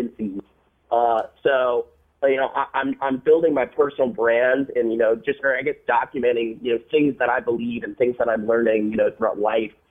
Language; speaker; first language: English; native; English